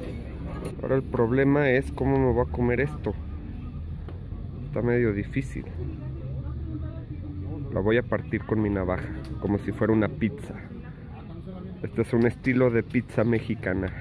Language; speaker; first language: Spanish; native; Spanish